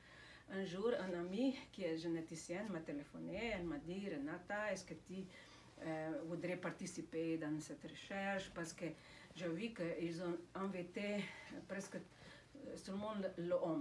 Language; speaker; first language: French; non-native, fluent; Slovenian